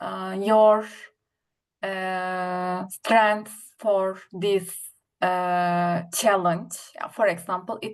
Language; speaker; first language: English; non-native, learner; Turkish